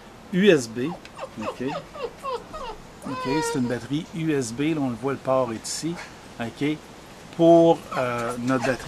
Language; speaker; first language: French; native; French